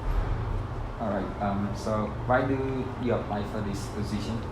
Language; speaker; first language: English; non-native, learner; Khmer